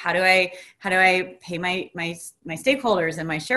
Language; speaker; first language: English; native; English